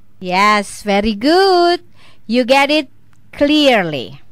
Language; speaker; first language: English; non-native, fluent; Indonesian